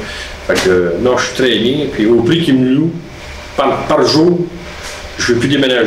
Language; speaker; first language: French; native; French